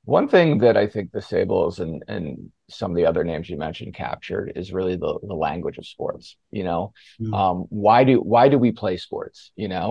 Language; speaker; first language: English; native; English